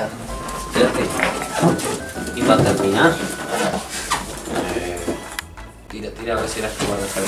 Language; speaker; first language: Spanish; native; Spanish